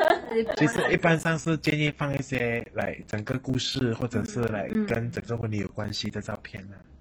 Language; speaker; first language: Chinese; native; Chinese